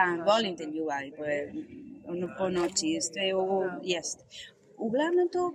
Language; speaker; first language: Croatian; non-native, learner; Spanish